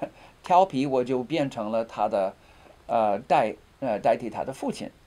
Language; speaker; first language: Chinese; non-native, fluent; English